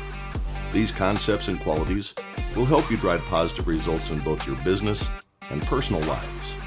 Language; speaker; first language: English; native; English